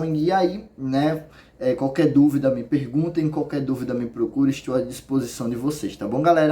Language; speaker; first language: Portuguese; native; Portuguese